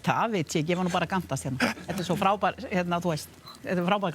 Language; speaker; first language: Icelandic; native; Icelandic